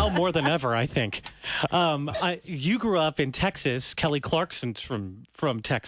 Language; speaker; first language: English; native; English